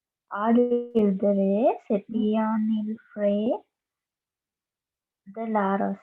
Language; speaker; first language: French; non-native, learner; Sinhala